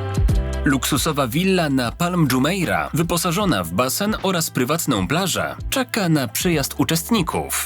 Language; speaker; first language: Polish; native; Polish